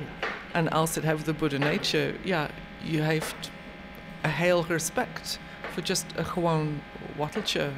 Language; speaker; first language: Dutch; non-native, learner; English